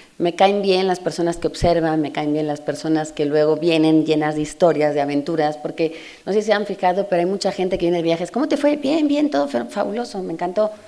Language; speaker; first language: Spanish; native; Spanish